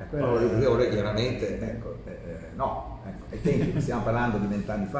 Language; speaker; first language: Italian; native; Italian